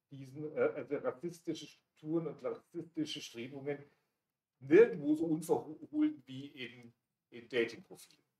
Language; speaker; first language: German; native; German